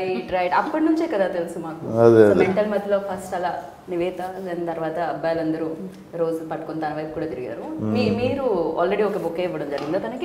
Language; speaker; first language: Telugu; native; Telugu